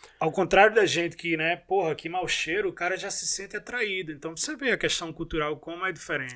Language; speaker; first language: Portuguese; native; Portuguese